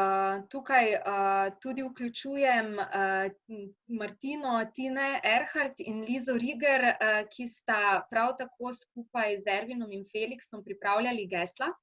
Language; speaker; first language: Slovenian; native; Slovenian